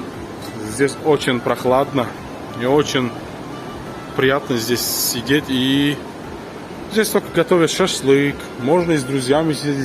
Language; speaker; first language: Russian; non-native, local second language; Tajik